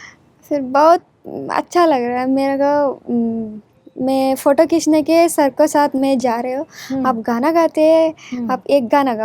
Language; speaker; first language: Hindi; non-native, local second language; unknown